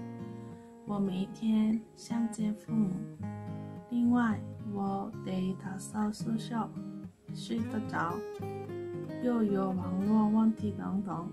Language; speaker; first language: Chinese; non-native, learner; Korean